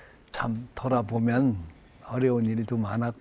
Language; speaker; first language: Korean; native; Korean